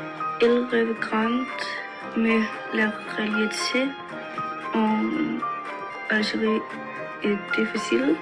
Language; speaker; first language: French; non-native, learner; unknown